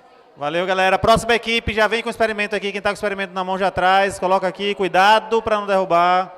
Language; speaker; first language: Portuguese; native; Portuguese